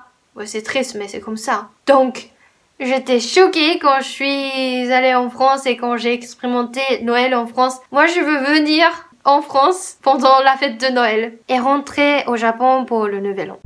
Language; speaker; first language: French; non-native, fluent; Japanese